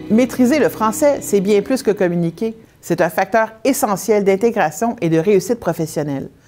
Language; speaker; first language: French; native; French